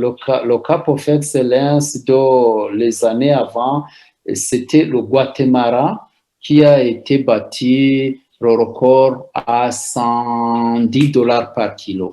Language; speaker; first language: French; non-native, local second language; Rundi